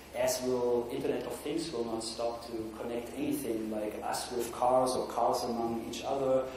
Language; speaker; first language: English; non-native, fluent; German